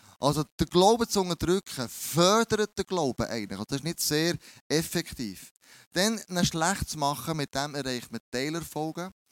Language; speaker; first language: German; native; German